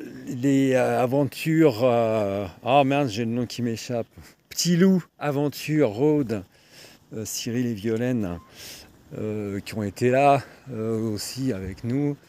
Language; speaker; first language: French; native; French